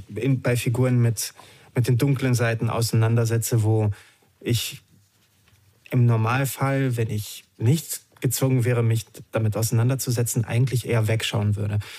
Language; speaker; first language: German; early bilingual, other home language; Romanian